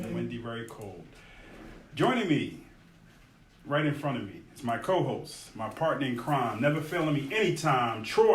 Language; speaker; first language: English; native; English